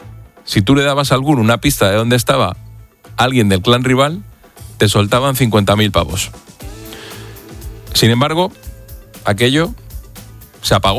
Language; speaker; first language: Spanish; native; Spanish